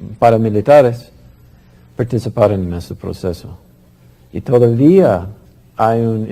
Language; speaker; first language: Spanish; non-native, fluent; English